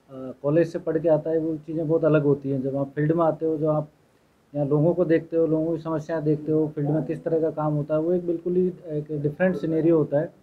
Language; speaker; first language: Hindi; native; Hindi